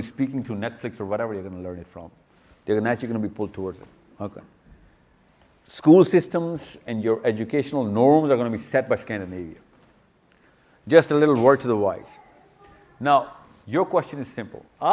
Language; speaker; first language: English; non-native, local second language; Urdu